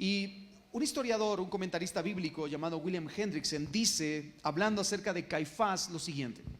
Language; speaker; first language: Spanish; native; Spanish